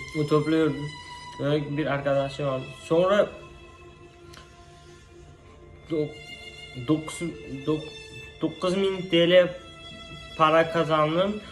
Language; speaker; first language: Turkish; non-native, learner; Uzbek